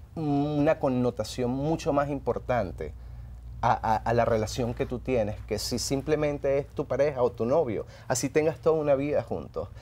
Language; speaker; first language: Spanish; native; Spanish